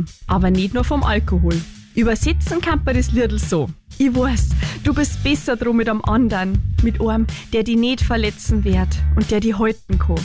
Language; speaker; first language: German; native; German